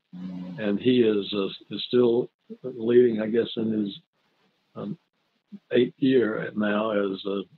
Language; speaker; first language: English; native; English